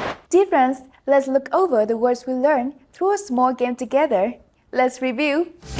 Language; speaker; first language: English; non-native, fluent; Vietnamese